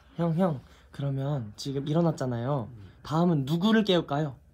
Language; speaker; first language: Korean; native; Korean